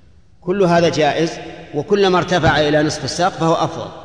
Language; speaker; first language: Arabic; native; Arabic